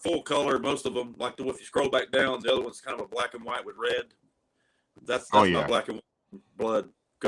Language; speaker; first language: English; native; English